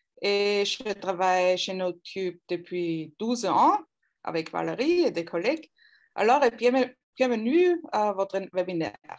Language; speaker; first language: French; non-native, fluent; German